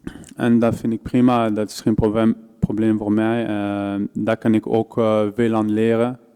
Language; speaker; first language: Dutch; non-native, local second language; French